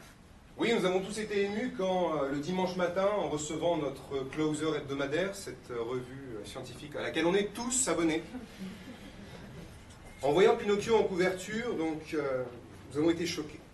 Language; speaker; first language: French; native; French